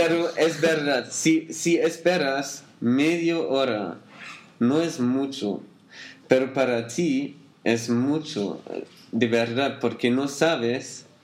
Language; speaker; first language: Spanish; non-native, learner; German